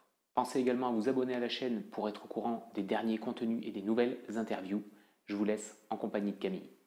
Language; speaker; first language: French; native; French